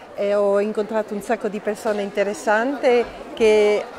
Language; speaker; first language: Italian; non-native, fluent; French